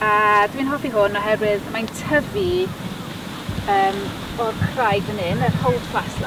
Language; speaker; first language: Welsh; non-native, local second language; English